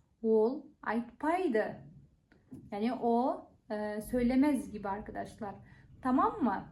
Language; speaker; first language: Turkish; non-native, fluent; Kazakh